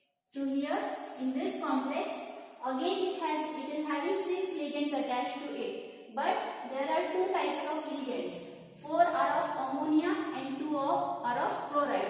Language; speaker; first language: English; non-native, local second language; Marathi